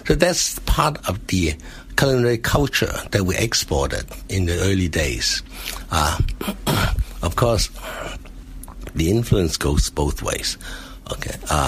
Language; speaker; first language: English; non-native, local second language; Cantonese